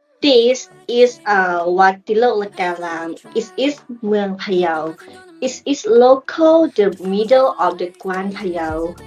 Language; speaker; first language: English; non-native, learner; Thai